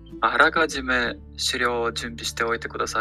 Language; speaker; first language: Japanese; non-native, learner; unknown